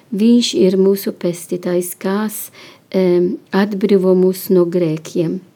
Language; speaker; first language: Latvian; non-native, learner; Italian